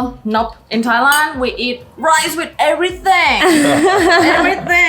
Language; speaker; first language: English; non-native, fluent; Thai